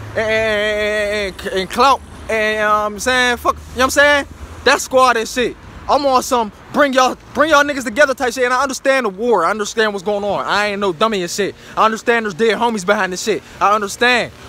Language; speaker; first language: English; native; English